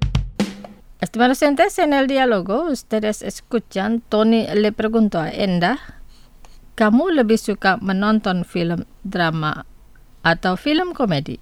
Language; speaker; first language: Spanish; non-native, fluent; Indonesian